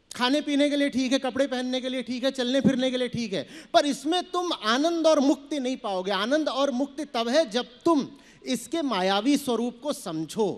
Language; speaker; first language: Hindi; native; Hindi